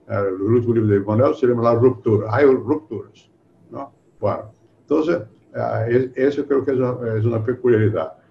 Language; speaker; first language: Spanish; non-native, fluent; Portuguese